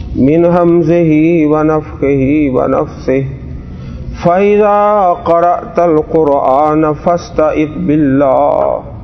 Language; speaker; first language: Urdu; non-native, local second language; Punjabi